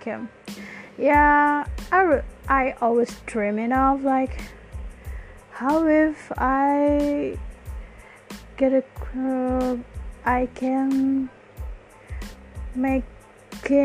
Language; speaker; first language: English; non-native, learner; Malay